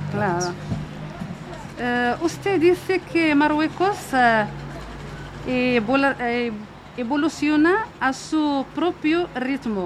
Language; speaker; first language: Spanish; non-native, fluent; Arabic